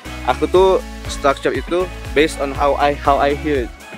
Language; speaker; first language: English; non-native, fluent; Indonesian